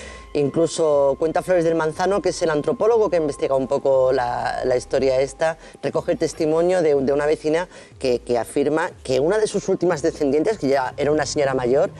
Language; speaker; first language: Spanish; native; Spanish